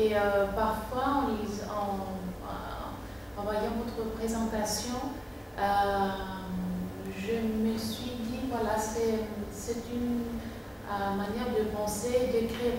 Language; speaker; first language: French; non-native, fluent; Greek